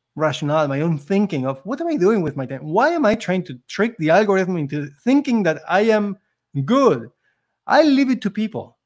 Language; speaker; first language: English; non-native, fluent; Spanish